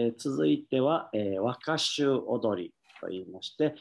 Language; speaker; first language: Japanese; native; Japanese